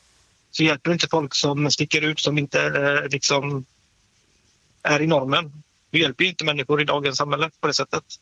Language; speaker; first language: Swedish; native; Swedish